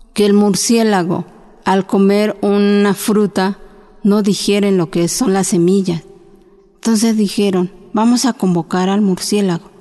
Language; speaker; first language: Spanish; non-native, local second language; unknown